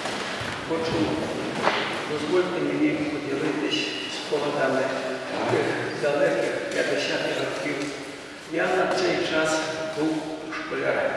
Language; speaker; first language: Ukrainian; native; Ukrainian